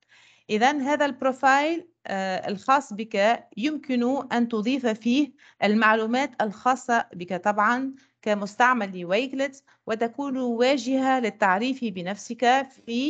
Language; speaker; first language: Arabic; native; Arabic